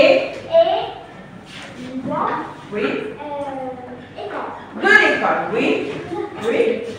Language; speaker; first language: French; non-native, local second language; Arabic